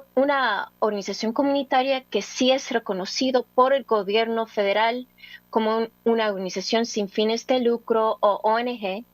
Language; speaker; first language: Spanish; early bilingual, heritage; English